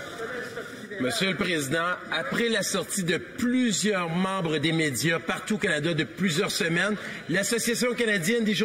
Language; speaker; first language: French; native; French